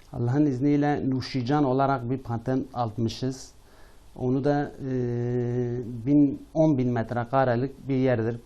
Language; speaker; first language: Turkish; native; Turkish